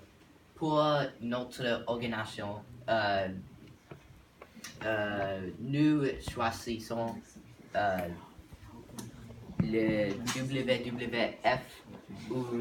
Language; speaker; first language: French; non-native, learner; English